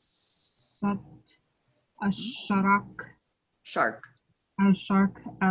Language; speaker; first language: Arabic; non-native, learner; English